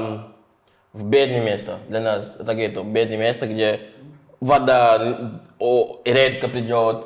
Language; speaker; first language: Russian; non-native, fluent; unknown